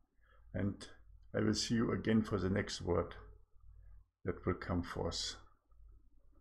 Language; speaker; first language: English; non-native, fluent; German